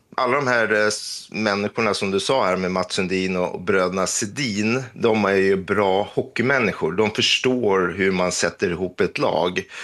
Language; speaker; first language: Swedish; native; Swedish